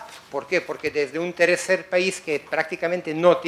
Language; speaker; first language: Spanish; native; Spanish